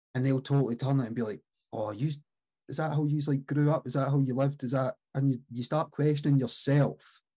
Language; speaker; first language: English; native; English